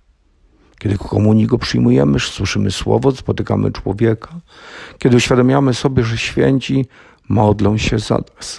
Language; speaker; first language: Polish; native; Polish